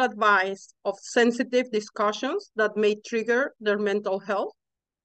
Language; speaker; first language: English; non-native, fluent; Spanish